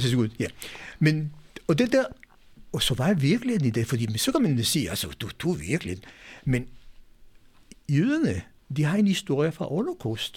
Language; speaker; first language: Danish; non-native, fluent; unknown